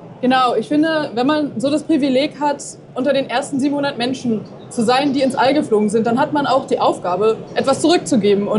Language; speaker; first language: German; native; German